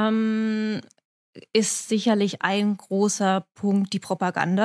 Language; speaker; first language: German; native; German